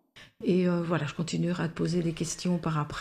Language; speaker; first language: French; native; French